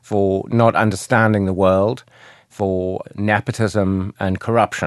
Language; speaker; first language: English; native; English